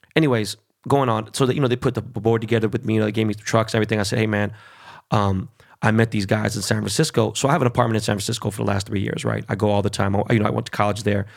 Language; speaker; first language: English; early bilingual, other home language; Spanish